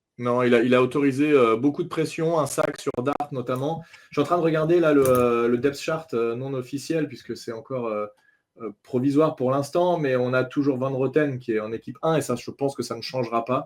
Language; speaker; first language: French; native; French